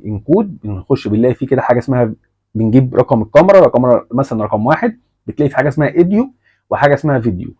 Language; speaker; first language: Arabic; native; Arabic